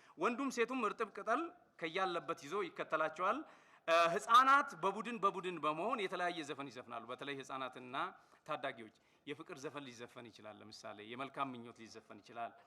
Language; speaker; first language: Amharic; non-native, local second language; Oromo